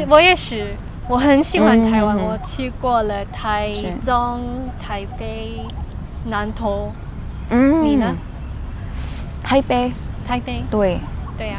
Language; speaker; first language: Chinese; non-native, learner; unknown